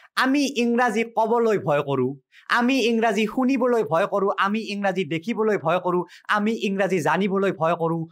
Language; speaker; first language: Assamese; native; Assamese